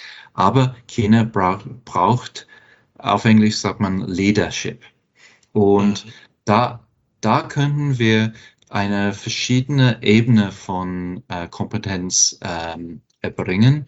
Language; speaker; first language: German; non-native, fluent; English